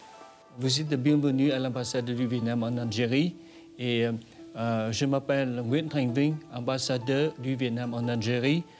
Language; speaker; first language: French; non-native, fluent; Vietnamese